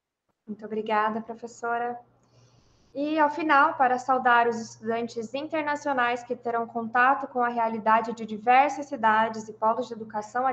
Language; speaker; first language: Portuguese; native; Portuguese